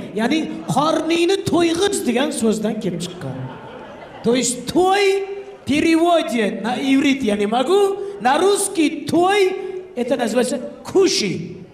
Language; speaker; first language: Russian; non-native, local second language; Uzbek